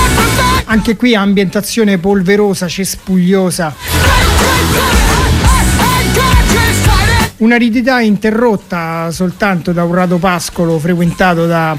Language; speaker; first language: Italian; native; Italian